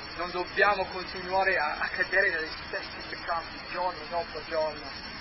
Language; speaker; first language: Italian; non-native, fluent; English